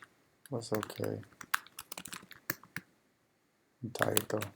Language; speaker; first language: English; non-native, fluent; Spanish